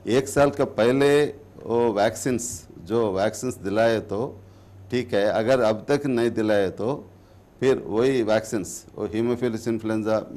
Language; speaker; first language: Hindi; non-native, local second language; Telugu